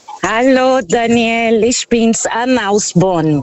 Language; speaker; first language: German; non-native, fluent; Portuguese